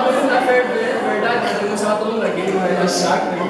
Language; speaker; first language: Portuguese; native; Portuguese